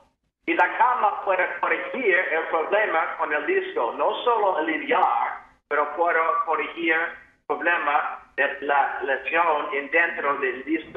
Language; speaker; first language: Spanish; non-native, fluent; English